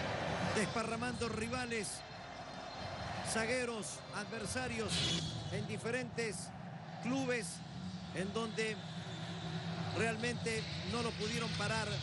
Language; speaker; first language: Spanish; native; Spanish